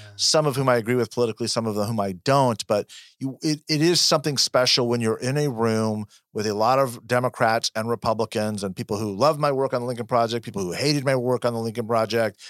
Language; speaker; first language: English; early bilingual, other home language; Spanish